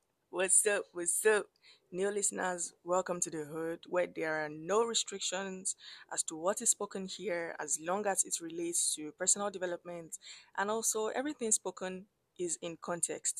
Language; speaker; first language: English; non-native, local second language; Yoruba